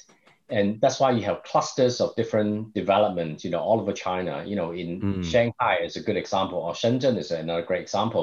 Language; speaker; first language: English; non-native, local second language; Cantonese